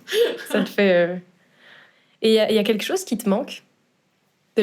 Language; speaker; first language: French; native; French